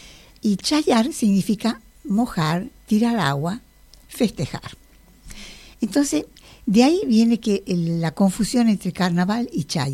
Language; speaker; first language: Spanish; native; Spanish